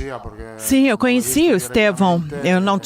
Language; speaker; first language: Portuguese; non-native, fluent; Italian